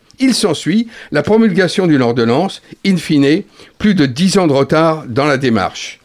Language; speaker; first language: French; native; French